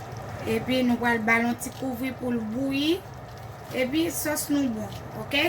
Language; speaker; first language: French; non-native, learner; Haitian Creole